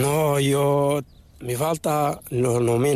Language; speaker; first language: Spanish; non-native, learner; Arabic